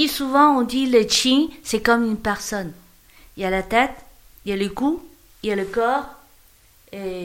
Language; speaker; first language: French; non-native, learner; Chinese